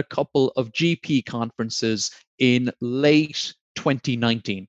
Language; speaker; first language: English; native; English